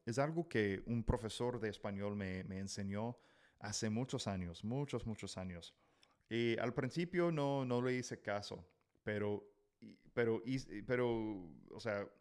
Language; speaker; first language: Spanish; non-native, fluent; English